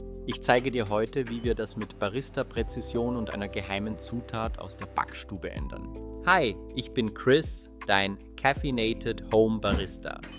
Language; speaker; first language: German; native; German